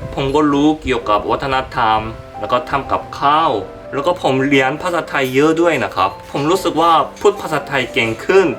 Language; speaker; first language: Thai; non-native, fluent; Korean